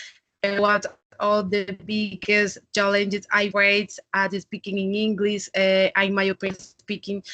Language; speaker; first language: English; non-native, learner; Spanish